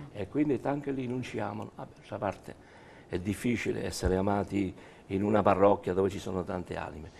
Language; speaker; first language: Italian; native; Italian